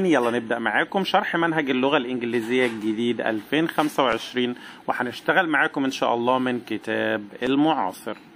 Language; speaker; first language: Arabic; native; Arabic